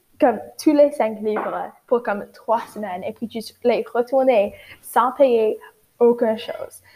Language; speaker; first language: French; non-native, learner; English